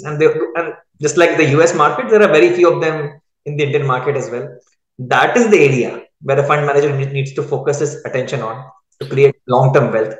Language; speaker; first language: English; non-native, local second language; Hindi